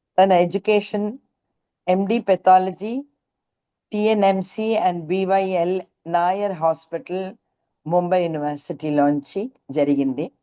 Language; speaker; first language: Telugu; native; Telugu